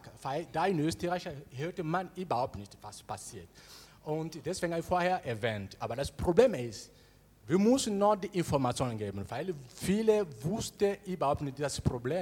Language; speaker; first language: German; non-native, learner; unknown